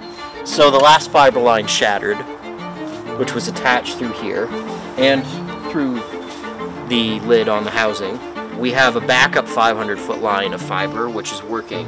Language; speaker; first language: English; native; English